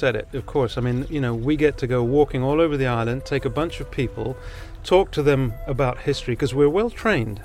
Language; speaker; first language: English; non-native, fluent; Catalan